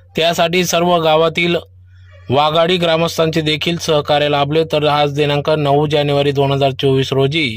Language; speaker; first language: Marathi; native; Marathi